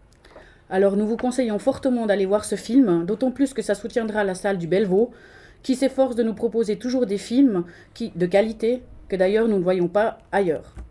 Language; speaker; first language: French; native; French